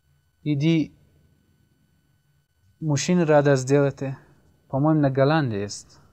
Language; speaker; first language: Russian; non-native, learner; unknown